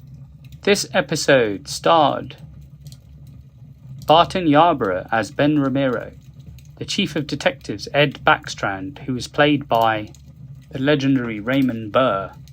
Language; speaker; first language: English; native; English